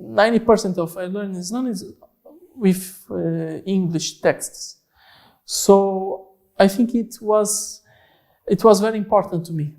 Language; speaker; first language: English; non-native, learner; Portuguese